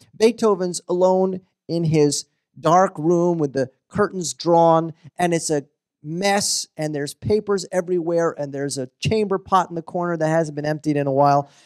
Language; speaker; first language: English; native; English